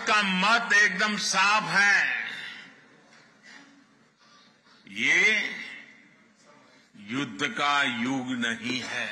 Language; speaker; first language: Hindi; non-native, local second language; Gujarati